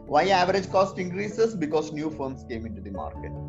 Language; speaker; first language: English; non-native, local second language; Malayalam